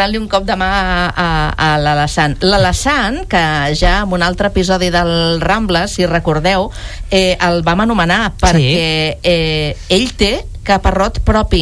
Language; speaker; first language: Catalan; native; Catalan